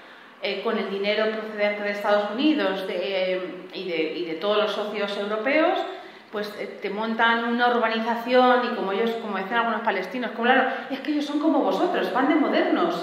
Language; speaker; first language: Spanish; native; Spanish